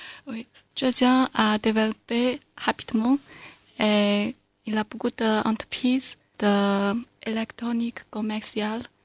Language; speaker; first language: French; non-native, learner; Chinese